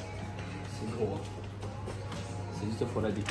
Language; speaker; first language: French; native; French